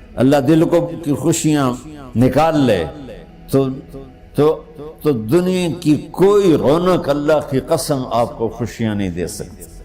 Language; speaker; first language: Urdu; non-native, local second language; Punjabi